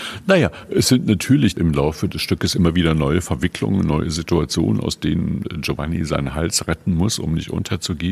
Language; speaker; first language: German; native; German